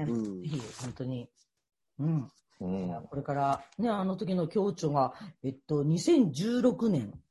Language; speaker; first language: Japanese; native; Japanese